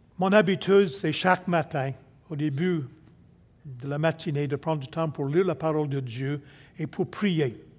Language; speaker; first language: French; non-native, local second language; English